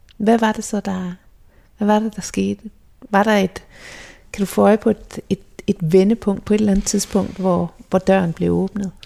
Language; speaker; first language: Danish; native; Danish